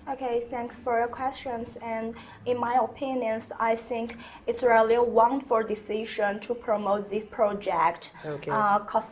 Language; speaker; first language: English; non-native, learner; Chinese